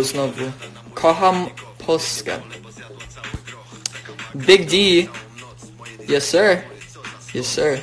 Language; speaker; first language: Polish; early bilingual, heritage; English